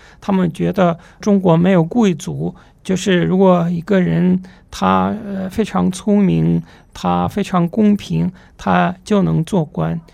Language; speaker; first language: Chinese; non-native, fluent; Russian